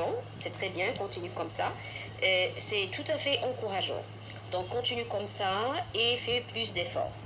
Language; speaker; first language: French; non-native, fluent; Arabic